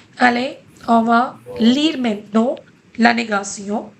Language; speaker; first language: French; non-native, fluent; Hindi